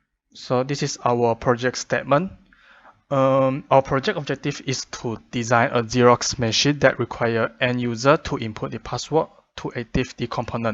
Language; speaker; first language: English; non-native, fluent; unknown